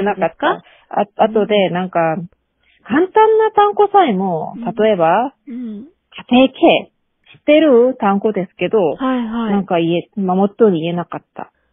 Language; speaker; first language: Japanese; non-native, learner; Korean